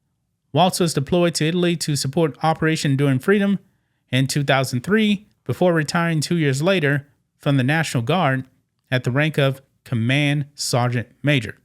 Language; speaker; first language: English; native; English